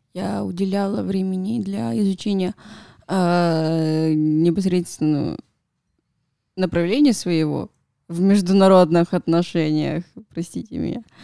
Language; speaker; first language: Russian; non-native, fluent; Spanish